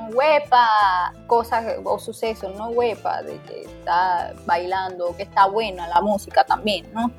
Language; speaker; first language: Spanish; native; Spanish